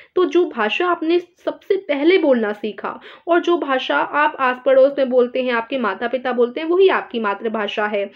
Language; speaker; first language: Hindi; native; Hindi